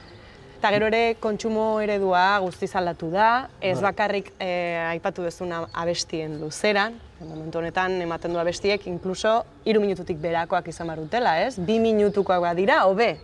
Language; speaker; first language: Basque; native; Basque